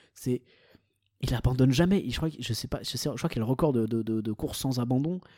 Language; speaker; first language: French; early bilingual, other home language; Portuguese